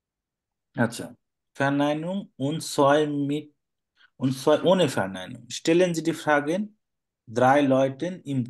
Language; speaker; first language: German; non-native, fluent; Bangla